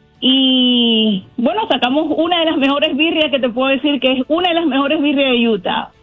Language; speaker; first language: Spanish; native; Spanish